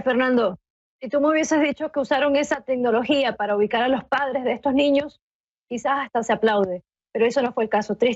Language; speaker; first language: Spanish; native; Spanish